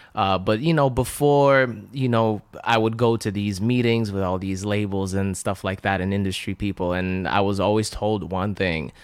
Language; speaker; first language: English; non-native, fluent; Russian